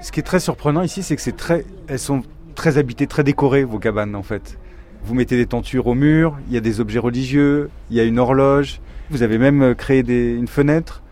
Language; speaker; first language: French; native; French